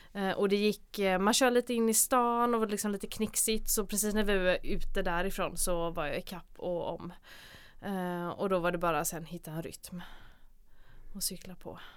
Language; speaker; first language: Swedish; native; Swedish